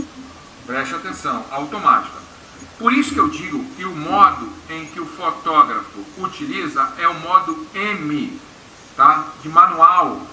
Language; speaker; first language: Portuguese; native; Portuguese